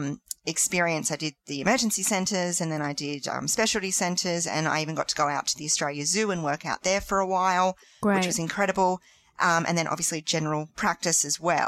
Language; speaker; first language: English; native; English